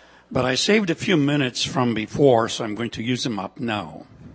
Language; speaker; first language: English; non-native, fluent; Ukrainian